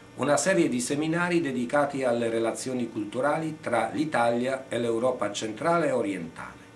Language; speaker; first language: Italian; non-native, fluent; Polish